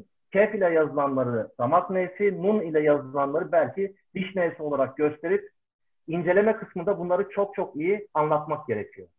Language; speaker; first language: Turkish; native; Turkish